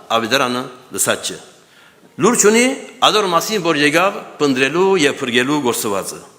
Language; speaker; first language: Armenian; early bilingual, heritage; Armenian